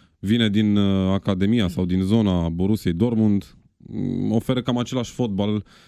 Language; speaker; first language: Romanian; native; Romanian